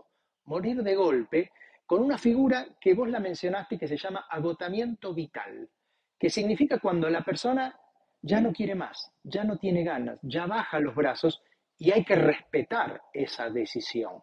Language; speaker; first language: Spanish; native; Spanish